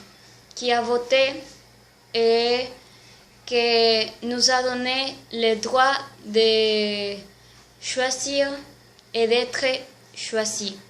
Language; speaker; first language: French; non-native, learner; Spanish